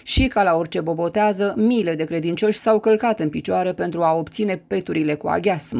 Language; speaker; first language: Romanian; native; Romanian